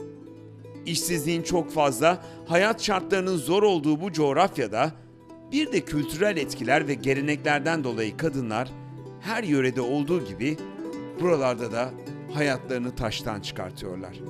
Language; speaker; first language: Turkish; native; Turkish